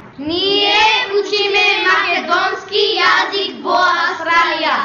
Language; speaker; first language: Macedonian; early bilingual, heritage; Macedonian